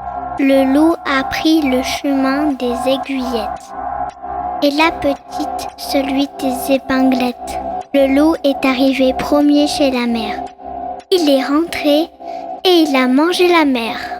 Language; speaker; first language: French; native; French